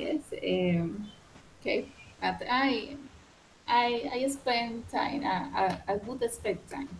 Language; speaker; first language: English; non-native, learner; Spanish